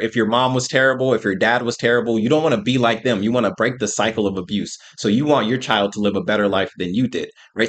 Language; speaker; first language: English; native; English